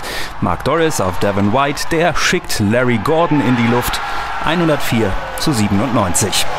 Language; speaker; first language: German; native; German